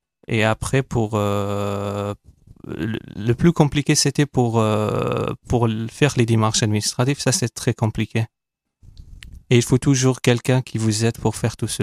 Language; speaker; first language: French; non-native, fluent; Arabic